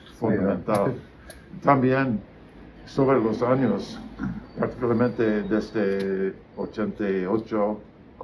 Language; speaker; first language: Spanish; non-native, learner; English